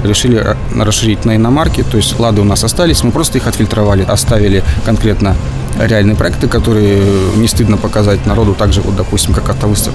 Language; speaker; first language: Russian; native; Russian